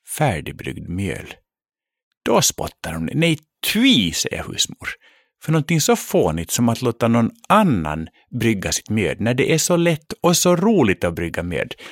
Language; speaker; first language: Swedish; native; Swedish